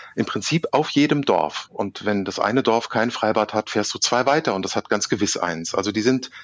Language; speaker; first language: German; native; German